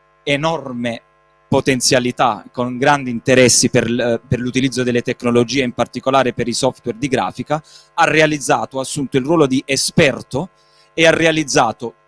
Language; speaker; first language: Italian; native; Italian